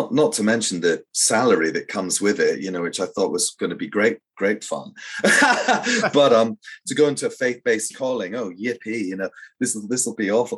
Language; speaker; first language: English; native; English